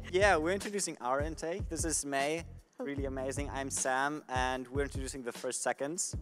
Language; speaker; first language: English; non-native, fluent; Italian